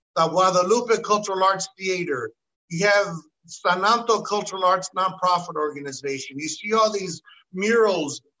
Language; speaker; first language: English; early bilingual, other home language; Spanish